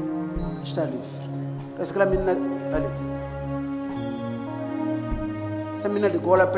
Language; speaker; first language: Portuguese; non-native, local second language; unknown